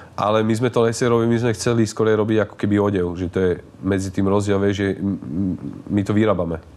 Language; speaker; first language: Slovak; native; Slovak